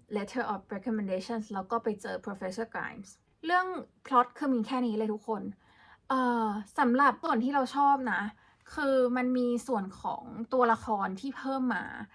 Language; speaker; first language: Thai; native; Thai